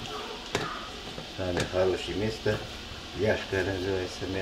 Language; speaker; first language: Russian; non-native, local second language; Uzbek